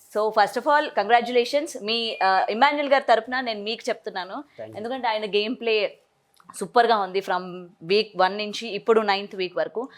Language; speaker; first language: Telugu; native; Telugu